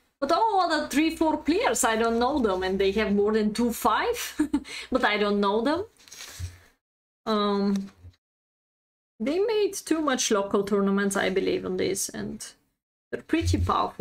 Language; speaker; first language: English; non-native, fluent; Bulgarian